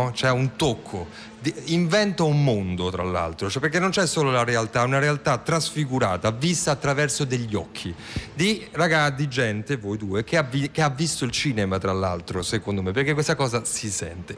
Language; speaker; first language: Italian; native; Italian